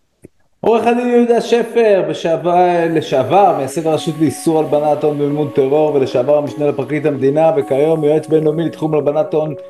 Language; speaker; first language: Hebrew; native; Hebrew